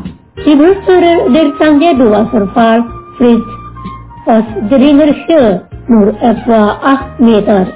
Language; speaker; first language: German; non-native, learner; Indonesian